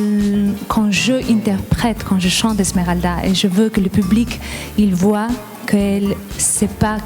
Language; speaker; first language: French; non-native, learner; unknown